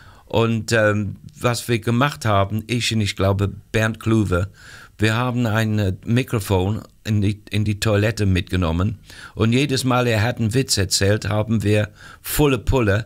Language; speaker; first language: German; non-native, fluent; English